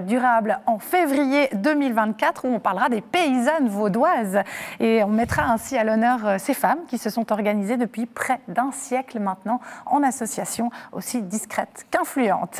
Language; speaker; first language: French; native; French